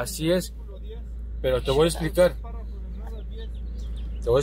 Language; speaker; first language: Spanish; native; Spanish